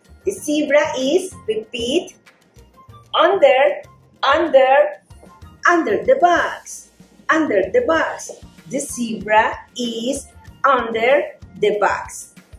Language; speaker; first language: English; non-native, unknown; Spanish